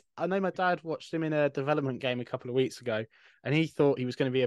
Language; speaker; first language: English; native; English